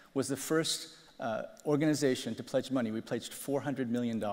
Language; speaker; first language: English; native; English